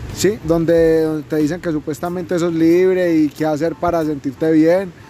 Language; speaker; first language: Spanish; native; Spanish